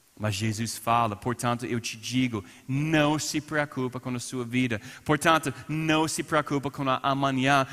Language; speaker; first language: Portuguese; non-native, fluent; English